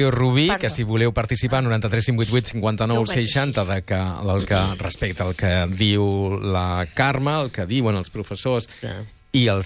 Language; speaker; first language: Catalan; native; Catalan